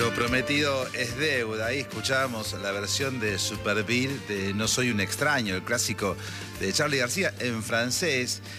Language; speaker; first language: Spanish; native; Spanish